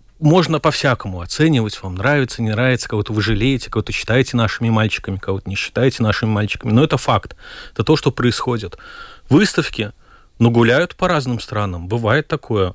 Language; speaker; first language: Russian; native; Russian